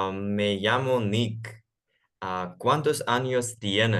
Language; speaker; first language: Spanish; non-native, learner; Russian